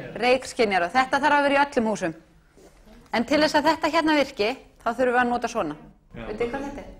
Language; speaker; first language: Icelandic; native; Icelandic